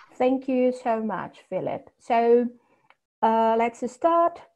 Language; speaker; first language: English; non-native, fluent; Portuguese